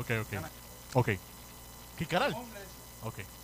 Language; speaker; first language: Spanish; native; Spanish